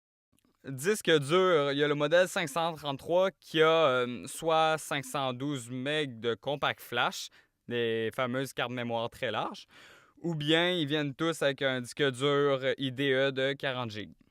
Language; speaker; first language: French; native; French